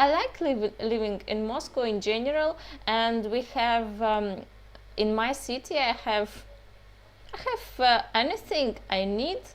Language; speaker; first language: English; non-native, fluent; Russian